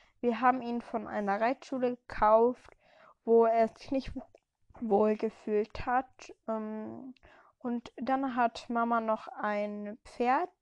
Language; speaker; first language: German; early bilingual, heritage; German